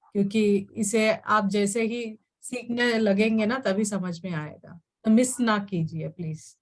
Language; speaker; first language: Hindi; non-native, local second language; Telugu